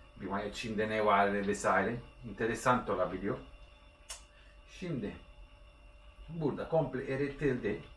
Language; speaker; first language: Turkish; non-native, learner; Italian